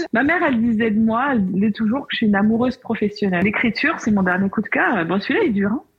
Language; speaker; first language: French; native; French